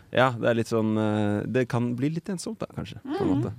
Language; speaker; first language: Norwegian; native; Norwegian